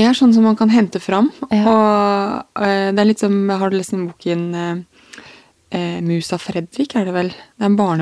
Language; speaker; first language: Norwegian; native; Norwegian